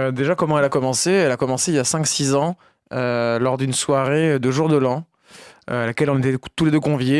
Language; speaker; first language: French; native; French